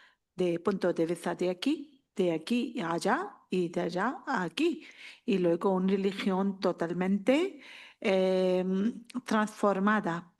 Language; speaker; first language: Spanish; non-native, learner; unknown